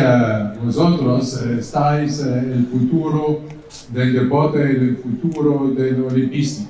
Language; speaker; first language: Spanish; non-native, learner; German